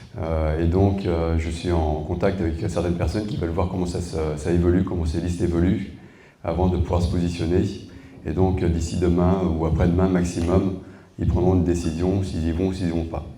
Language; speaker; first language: French; native; French